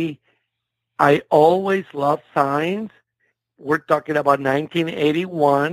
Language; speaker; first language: English; non-native, fluent; Spanish